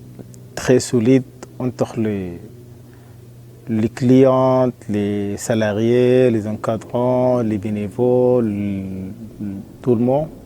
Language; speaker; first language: French; non-native, fluent; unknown